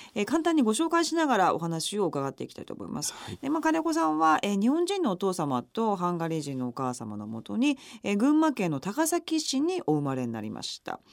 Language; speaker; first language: Japanese; native; Japanese